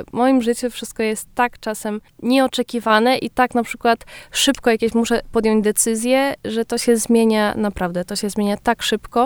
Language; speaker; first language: Polish; early bilingual, heritage; Polish